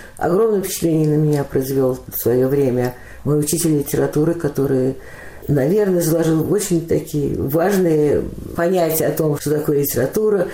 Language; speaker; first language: Russian; native; Russian